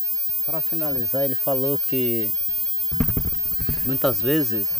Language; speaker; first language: Portuguese; non-native, local second language; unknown